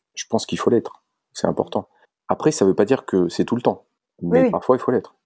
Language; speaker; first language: French; native; French